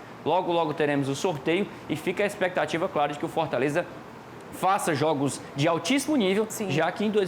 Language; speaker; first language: Portuguese; native; Portuguese